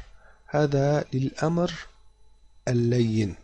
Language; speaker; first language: Arabic; non-native, fluent; Turkish